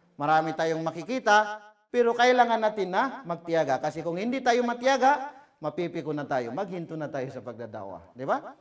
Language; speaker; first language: Filipino; non-native, local second language; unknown